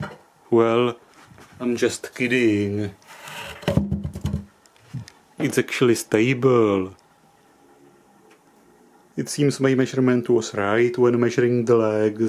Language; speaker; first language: English; non-native, fluent; Czech